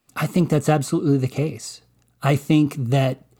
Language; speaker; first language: English; native; English